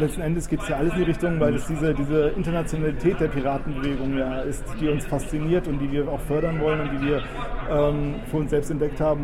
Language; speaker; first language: German; native; German